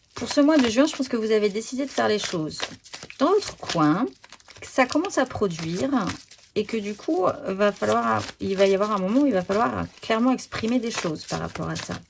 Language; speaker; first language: French; native; French